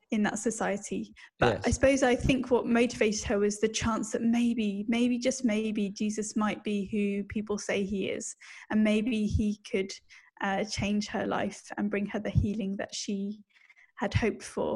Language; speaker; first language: English; native; English